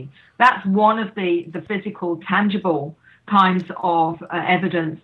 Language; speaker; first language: English; native; English